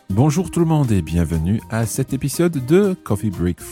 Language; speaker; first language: French; non-native, fluent; English